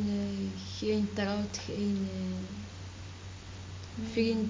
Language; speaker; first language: Dutch; non-native, learner; Arabic